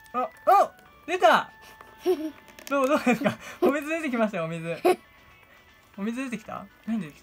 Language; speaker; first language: Japanese; native; Japanese